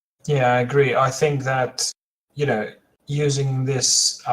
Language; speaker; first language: English; native; English